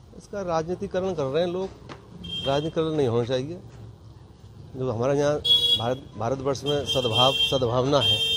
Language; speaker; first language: Hindi; native; Hindi